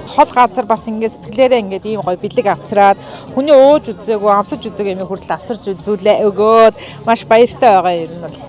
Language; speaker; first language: Mongolian; native; Mongolian